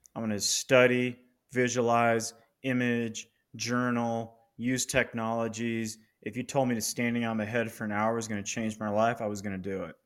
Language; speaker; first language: English; native; English